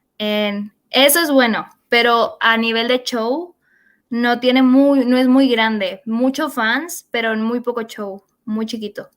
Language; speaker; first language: Spanish; native; Spanish